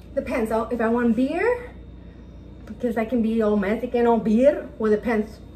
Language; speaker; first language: English; early bilingual, other home language; Spanish